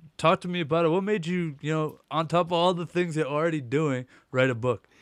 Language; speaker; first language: English; early bilingual, other home language; Hindi